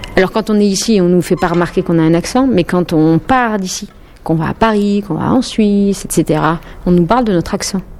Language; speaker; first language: French; native; French